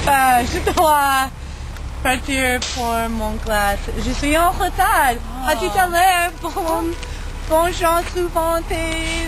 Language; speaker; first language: French; non-native, learner; English